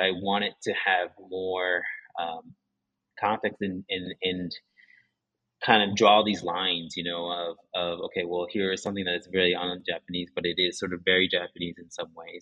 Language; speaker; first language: English; early bilingual, other home language; Japanese